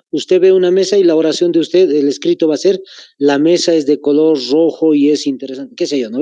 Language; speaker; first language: Spanish; native; Spanish